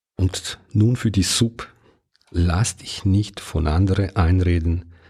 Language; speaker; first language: German; non-native, fluent; Italian